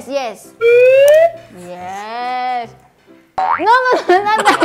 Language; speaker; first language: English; non-native, fluent; Korean